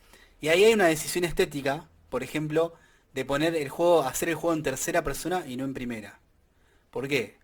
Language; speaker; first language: Spanish; native; Spanish